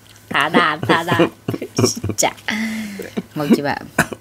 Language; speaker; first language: Korean; non-native, learner; Vietnamese